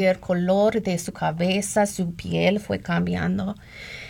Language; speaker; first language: Spanish; non-native, learner; English